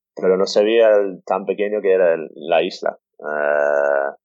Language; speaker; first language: Spanish; non-native, fluent; English